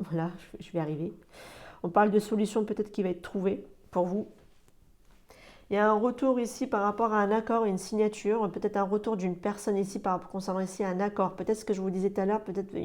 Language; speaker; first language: French; native; French